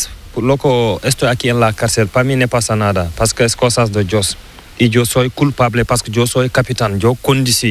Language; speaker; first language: Spanish; non-native, learner; Fula